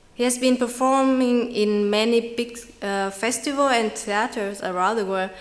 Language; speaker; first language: English; non-native, fluent; Vietnamese